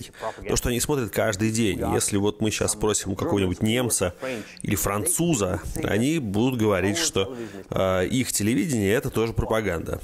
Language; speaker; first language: Russian; native; Russian